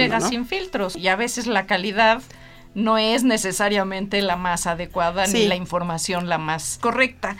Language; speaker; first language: Spanish; native; Spanish